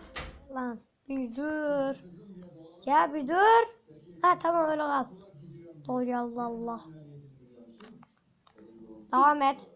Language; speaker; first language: Turkish; native; Turkish